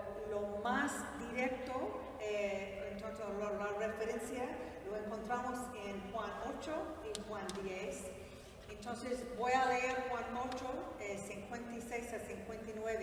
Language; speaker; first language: Spanish; non-native, fluent; English